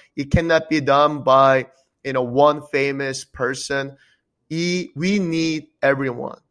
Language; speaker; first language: English; early bilingual, other home language; Korean